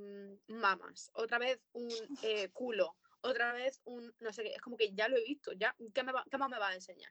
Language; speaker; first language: Spanish; native; Spanish